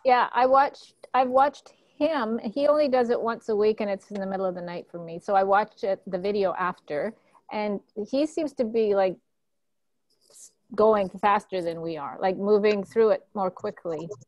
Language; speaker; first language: English; native; English